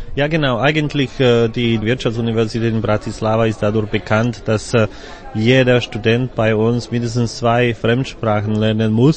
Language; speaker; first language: German; non-native, fluent; Slovak